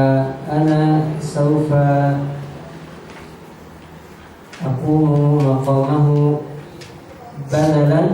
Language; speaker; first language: Arabic; non-native, fluent; Indonesian